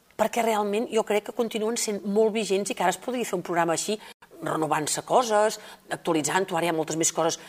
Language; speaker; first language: Catalan; native; Catalan